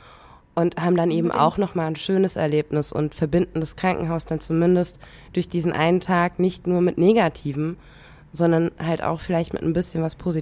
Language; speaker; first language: German; native; German